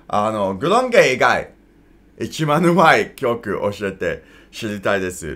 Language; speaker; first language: Japanese; non-native, learner; English